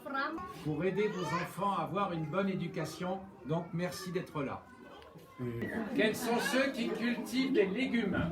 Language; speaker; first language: French; native; French